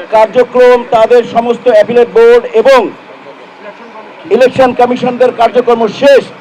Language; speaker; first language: Bangla; native; Bangla